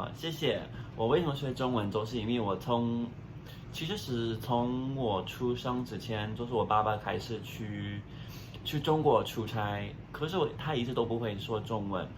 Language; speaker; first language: Chinese; non-native, fluent; English